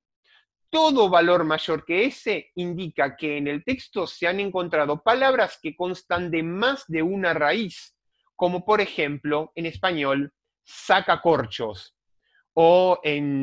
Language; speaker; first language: Spanish; native; Spanish